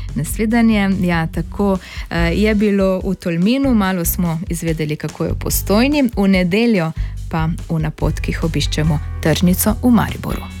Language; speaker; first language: Slovenian; native; Slovenian